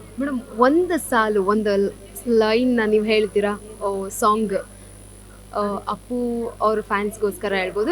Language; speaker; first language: Kannada; native; Kannada